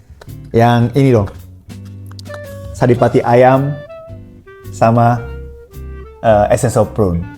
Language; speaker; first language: Indonesian; non-native, fluent; Japanese